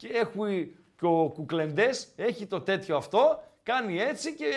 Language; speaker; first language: Greek; native; Greek